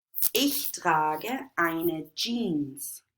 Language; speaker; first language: German; non-native, fluent; English